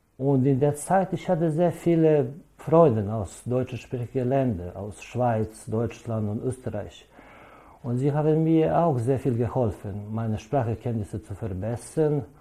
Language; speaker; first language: German; non-native, learner; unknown